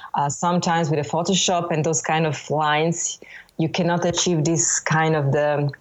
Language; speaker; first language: English; non-native, fluent; Serbian